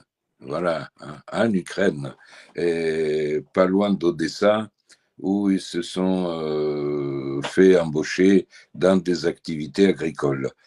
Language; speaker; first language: French; early bilingual, heritage; French